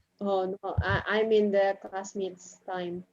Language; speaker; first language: English; non-native, learner; Indonesian